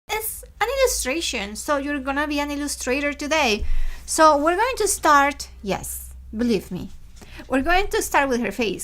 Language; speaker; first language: English; non-native, fluent; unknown